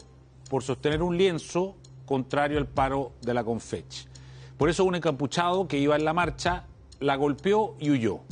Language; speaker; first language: Spanish; native; Spanish